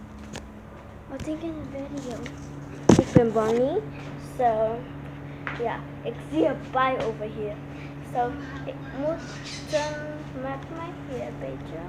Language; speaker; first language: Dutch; non-native, learner; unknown